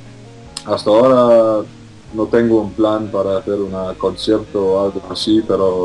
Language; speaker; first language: Spanish; non-native, fluent; English